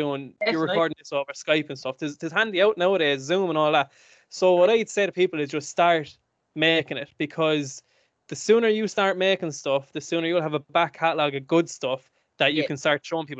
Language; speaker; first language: English; native; English